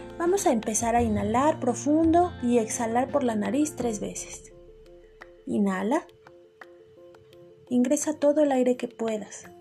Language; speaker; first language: Spanish; native; Spanish